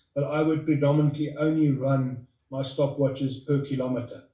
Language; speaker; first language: English; non-native, local second language; Afrikaans